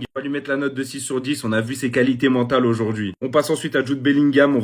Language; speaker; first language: French; native; French